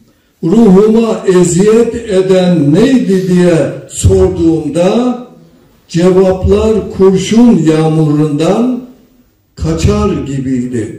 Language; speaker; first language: Turkish; native; Turkish